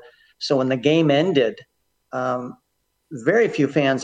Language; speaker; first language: English; native; English